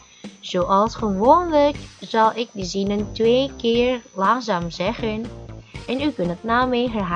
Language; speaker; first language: Dutch; non-native, fluent; Indonesian